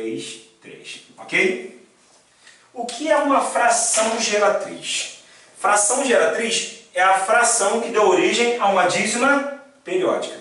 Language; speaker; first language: Portuguese; native; Portuguese